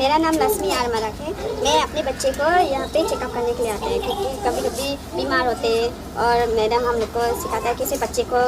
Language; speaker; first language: Hindi; non-native, local second language; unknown